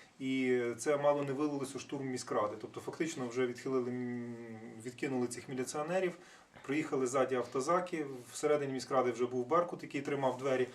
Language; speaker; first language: Ukrainian; native; Ukrainian